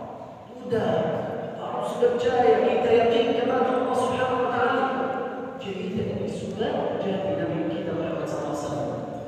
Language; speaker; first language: Indonesian; non-native, learner; Arabic